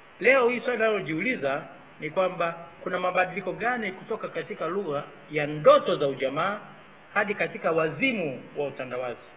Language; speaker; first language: Swahili; native; Swahili